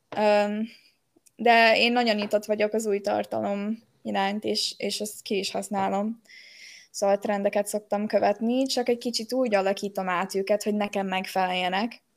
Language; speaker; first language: Hungarian; early bilingual, heritage; Hungarian